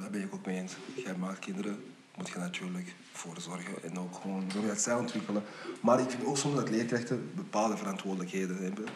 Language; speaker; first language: Dutch; early bilingual, other home language; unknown